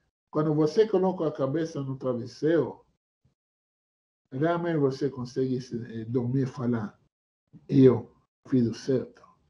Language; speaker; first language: Portuguese; non-native, fluent; Hebrew